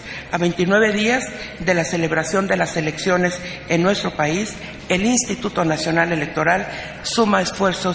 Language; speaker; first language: Spanish; native; Spanish